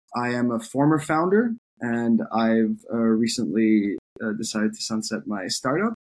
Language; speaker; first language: English; non-native, fluent; French